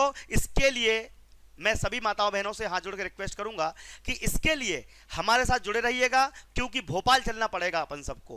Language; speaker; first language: Hindi; native; Hindi